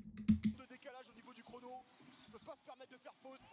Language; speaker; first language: French; native; French